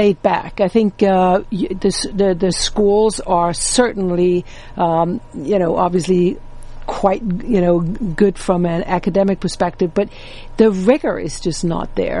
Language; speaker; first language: English; non-native, fluent; Danish